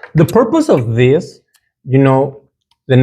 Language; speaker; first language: English; non-native, learner; Spanish